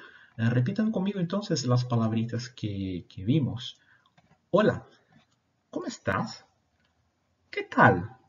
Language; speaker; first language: Spanish; non-native, fluent; Portuguese